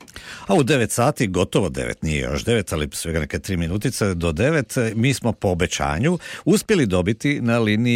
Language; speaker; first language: Serbian; native; Serbian